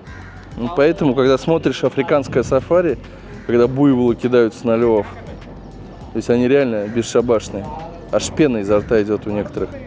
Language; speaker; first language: Russian; native; Russian